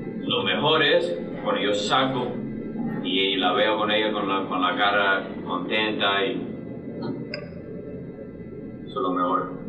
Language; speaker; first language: Spanish; early bilingual, heritage; English